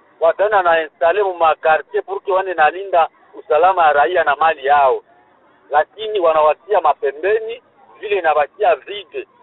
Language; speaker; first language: Swahili; native; Swahili